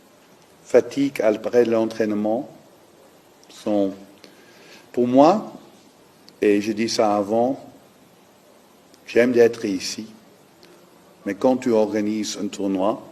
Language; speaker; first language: French; non-native, fluent; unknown